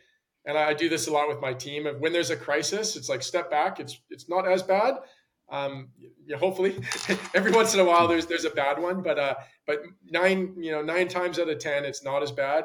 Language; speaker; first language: English; native; English